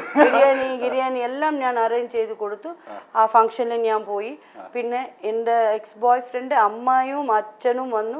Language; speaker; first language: Malayalam; non-native, local second language; Tamil